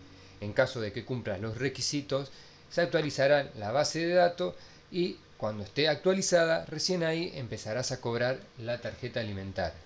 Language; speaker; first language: Spanish; native; Spanish